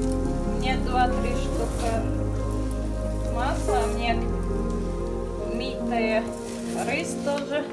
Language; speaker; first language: Russian; non-native, local second language; Tajik